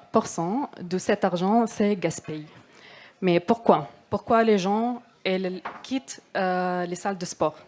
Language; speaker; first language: French; non-native, learner; Arabic